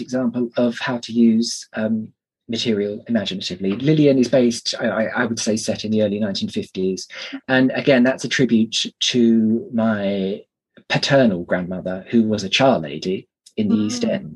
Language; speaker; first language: English; native; English